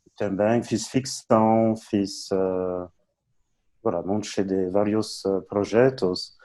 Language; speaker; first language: Portuguese; non-native, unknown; French